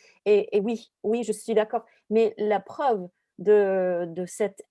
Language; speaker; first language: French; non-native, fluent; English